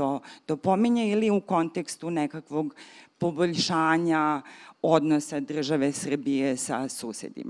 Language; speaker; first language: Serbian; native; Serbian